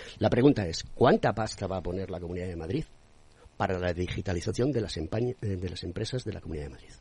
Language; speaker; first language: Spanish; native; Spanish